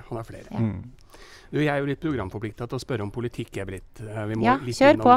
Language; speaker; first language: Norwegian; native; Norwegian